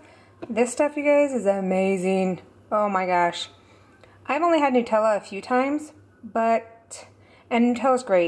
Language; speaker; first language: English; native; English